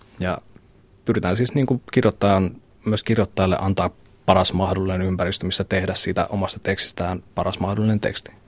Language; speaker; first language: Finnish; native; Finnish